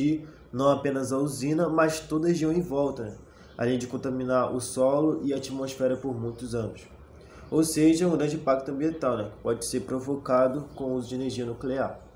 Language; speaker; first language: Portuguese; native; Portuguese